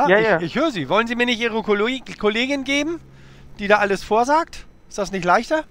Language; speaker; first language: German; native; German